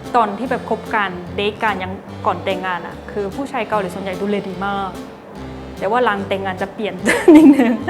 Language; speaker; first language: Thai; non-native, fluent; Korean